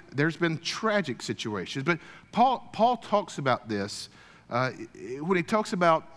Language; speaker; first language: English; native; English